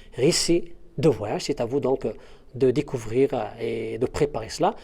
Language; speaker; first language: French; non-native, local second language; Arabic